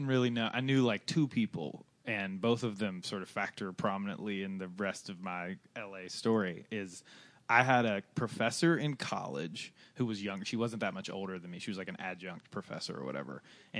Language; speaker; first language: English; native; English